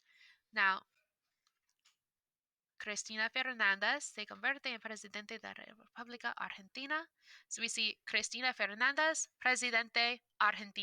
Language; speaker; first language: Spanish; non-native, fluent; English